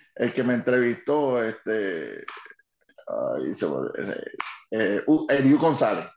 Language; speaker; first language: Spanish; early bilingual, heritage; Spanish